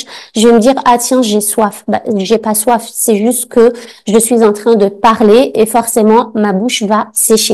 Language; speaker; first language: French; native; French